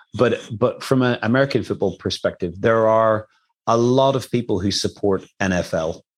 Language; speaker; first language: English; native; English